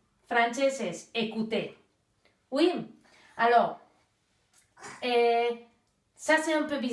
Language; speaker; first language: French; non-native, fluent; Basque